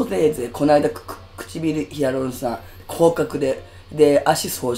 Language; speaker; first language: Japanese; native; Japanese